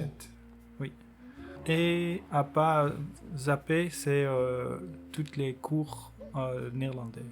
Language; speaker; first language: French; non-native, local second language; Dutch